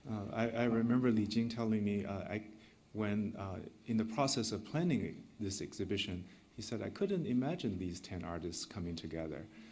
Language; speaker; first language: English; non-native, fluent; Chinese